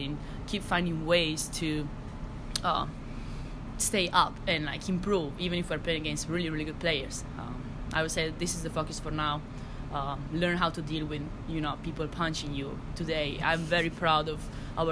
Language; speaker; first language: English; non-native, fluent; Italian